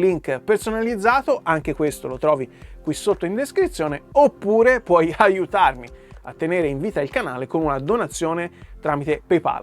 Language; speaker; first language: Italian; native; Italian